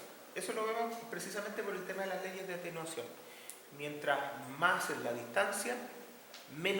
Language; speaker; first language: Spanish; native; Spanish